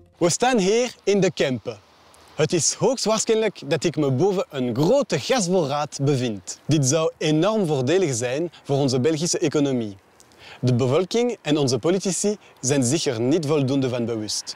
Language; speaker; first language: Dutch; non-native, local second language; French